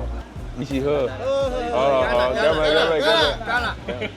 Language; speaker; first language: Chinese; non-native, learner; English